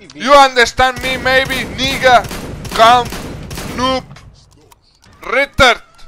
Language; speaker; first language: English; non-native, learner; Spanish